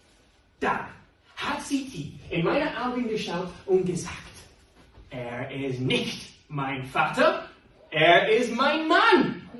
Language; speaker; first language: German; non-native, fluent; English